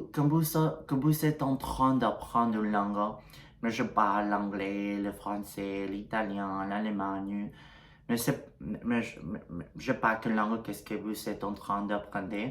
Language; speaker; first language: French; non-native, learner; Spanish